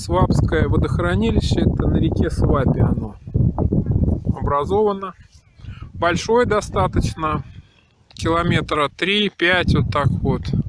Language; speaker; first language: Russian; native; Russian